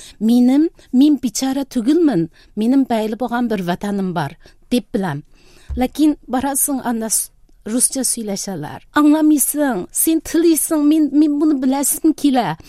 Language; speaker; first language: Tatar; early bilingual, heritage; Tatar